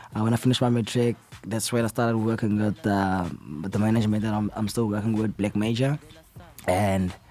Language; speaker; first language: English; non-native, local second language; Zulu